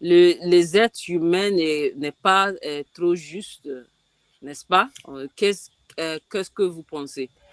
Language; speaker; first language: French; non-native, learner; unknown